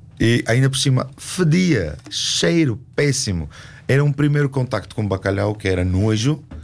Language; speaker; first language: Portuguese; non-native, fluent; Georgian